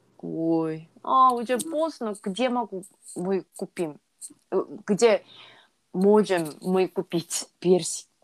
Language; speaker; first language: Russian; non-native, learner; Korean